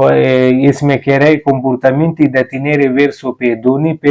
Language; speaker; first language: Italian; non-native, learner; Urdu